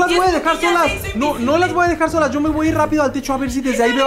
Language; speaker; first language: Spanish; native; Spanish